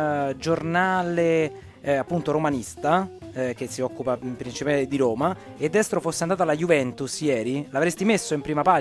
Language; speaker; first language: Italian; native; Italian